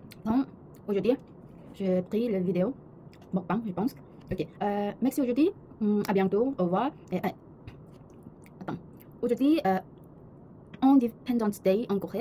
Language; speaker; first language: French; non-native, learner; Korean